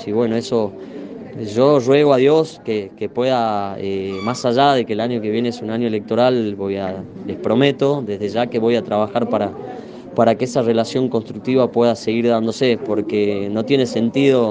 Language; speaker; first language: Spanish; native; Spanish